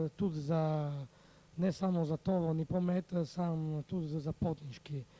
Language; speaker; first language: Slovenian; non-native, learner; Italian